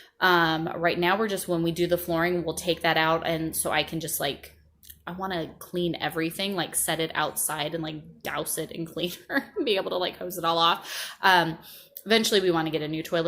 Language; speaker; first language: English; native; English